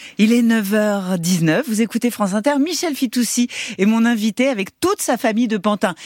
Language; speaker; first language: French; native; French